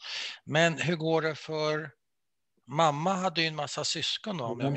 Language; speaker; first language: Swedish; native; Swedish